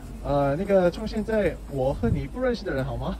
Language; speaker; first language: Chinese; non-native, fluent; Korean